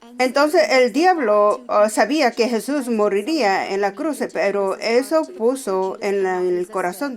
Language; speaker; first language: Spanish; non-native, fluent; Korean